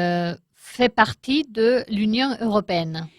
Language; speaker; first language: French; non-native, learner; Spanish